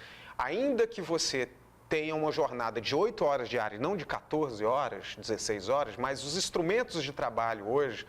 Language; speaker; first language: Portuguese; native; Portuguese